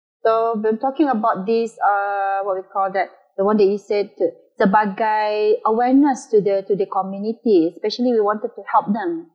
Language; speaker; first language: English; non-native, local second language; Malay